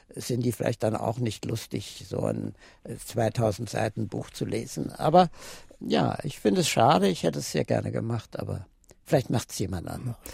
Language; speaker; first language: German; native; German